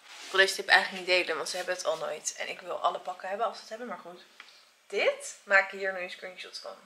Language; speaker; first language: Dutch; native; Dutch